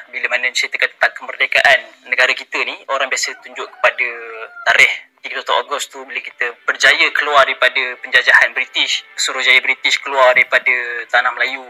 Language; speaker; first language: Malay; native; Malay